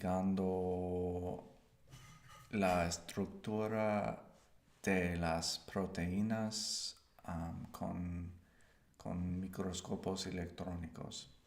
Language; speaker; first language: Spanish; non-native, learner; English